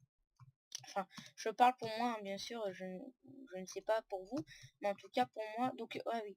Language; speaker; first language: French; native; French